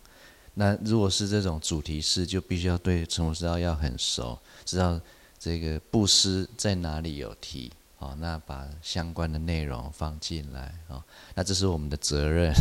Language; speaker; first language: Chinese; native; Chinese